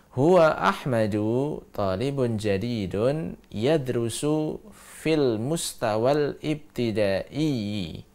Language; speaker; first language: Arabic; non-native, fluent; Indonesian